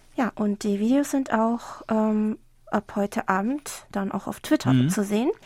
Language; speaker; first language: German; non-native, fluent; Korean